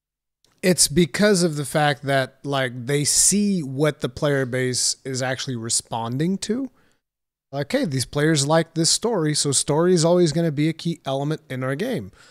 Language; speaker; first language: English; native; English